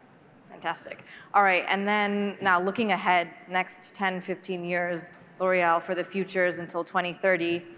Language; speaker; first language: English; native; English